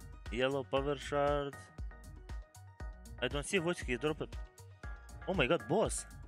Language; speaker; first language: English; non-native, learner; Lithuanian